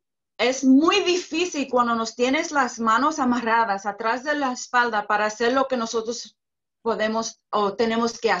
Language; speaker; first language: Spanish; early bilingual, heritage; Spanish